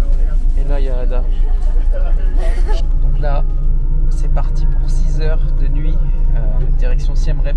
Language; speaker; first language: French; native; French